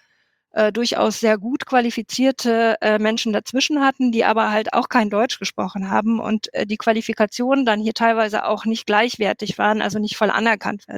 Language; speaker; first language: German; native; German